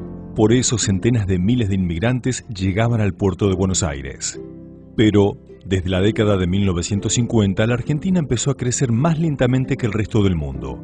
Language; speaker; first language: Spanish; native; Spanish